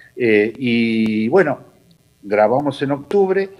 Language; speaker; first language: Spanish; native; Spanish